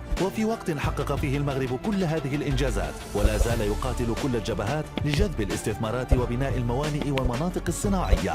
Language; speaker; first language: Arabic; native; Arabic